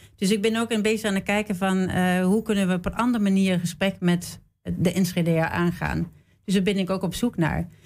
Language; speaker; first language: Dutch; non-native, fluent; Danish